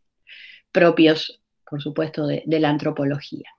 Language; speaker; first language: Spanish; native; Spanish